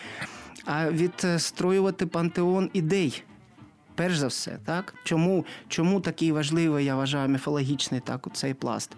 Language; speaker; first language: Ukrainian; non-native, local second language; Russian